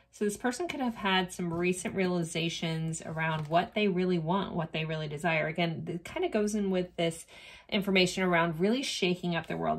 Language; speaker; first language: English; native; English